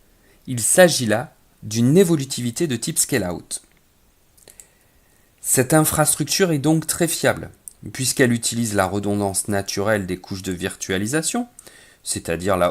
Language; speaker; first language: French; native; French